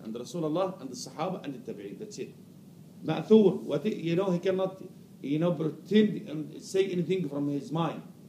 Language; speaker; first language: English; non-native, fluent; Arabic